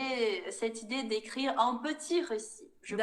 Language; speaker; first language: French; non-native, fluent; Portuguese